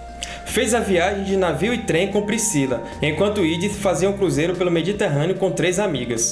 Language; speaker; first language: Portuguese; native; Portuguese